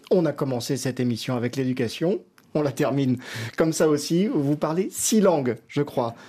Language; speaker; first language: French; native; French